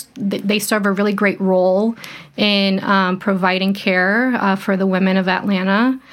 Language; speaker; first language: English; early bilingual, other home language; Portuguese